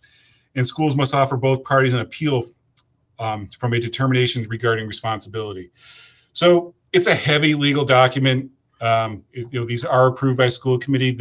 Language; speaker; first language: English; native; English